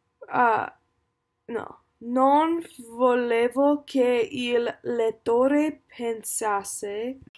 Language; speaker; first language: Italian; non-native, learner; English